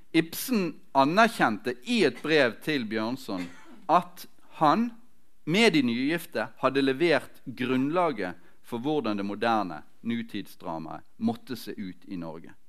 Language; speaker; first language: Norwegian; native; Norwegian